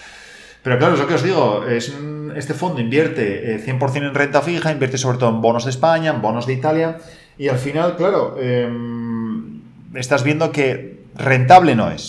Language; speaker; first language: Spanish; native; Spanish